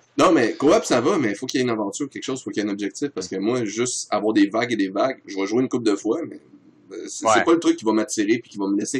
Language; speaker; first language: French; native; French